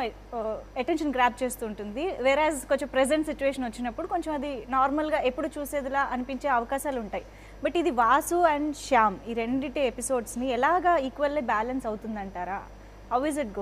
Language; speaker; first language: Telugu; native; Telugu